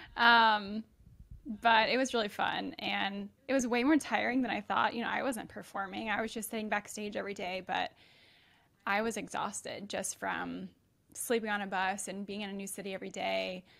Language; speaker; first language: English; native; English